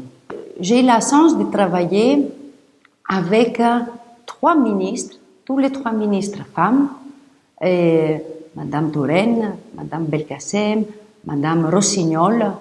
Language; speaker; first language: French; non-native, fluent; Greek